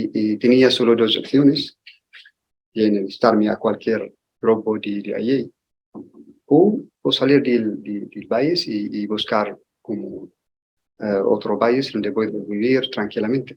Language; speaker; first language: Spanish; non-native, learner; Arabic